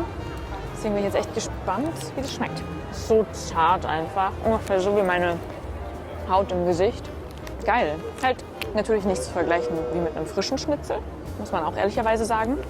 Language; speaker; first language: German; native; German